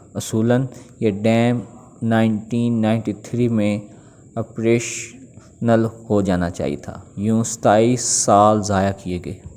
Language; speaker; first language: Urdu; non-native, local second language; Pashto